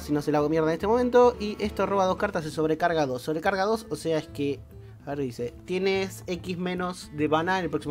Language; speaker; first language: Spanish; native; Spanish